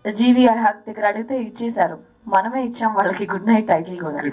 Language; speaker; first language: Telugu; early bilingual, heritage; Telugu